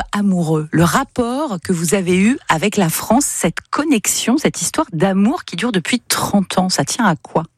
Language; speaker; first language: French; native; French